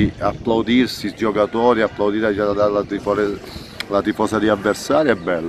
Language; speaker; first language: Italian; native; Italian